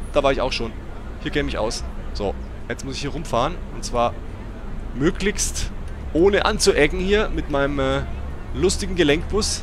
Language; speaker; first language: German; native; German